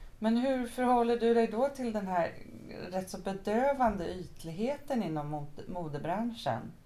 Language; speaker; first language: Swedish; native; Swedish